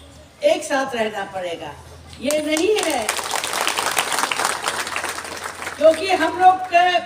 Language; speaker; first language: Hindi; non-native, local second language; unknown